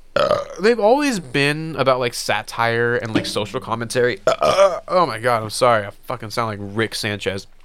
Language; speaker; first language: English; early bilingual, other home language; Filipino